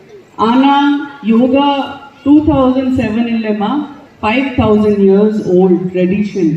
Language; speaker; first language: Tamil; non-native, local second language; Gujarati